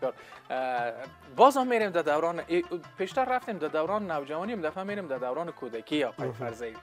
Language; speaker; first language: Persian; native; Persian